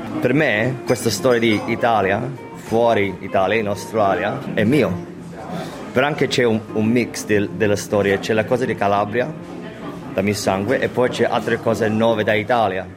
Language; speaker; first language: Italian; early bilingual, heritage; English